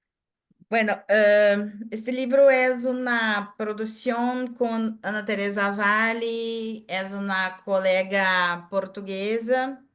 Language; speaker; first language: Spanish; non-native, learner; Portuguese